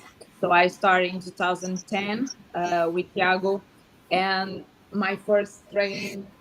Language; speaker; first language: English; non-native, learner; Portuguese